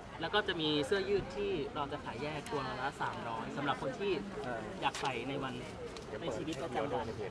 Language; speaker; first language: Thai; native; Thai